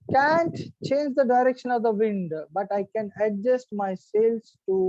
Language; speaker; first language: English; non-native, local second language; Telugu